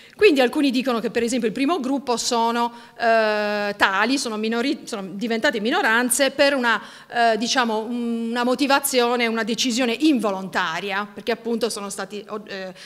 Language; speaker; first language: Italian; native; Italian